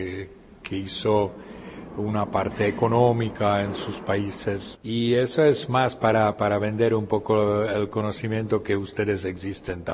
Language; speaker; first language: Spanish; non-native, fluent; Czech